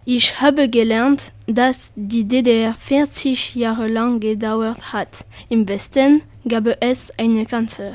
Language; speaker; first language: German; non-native, learner; French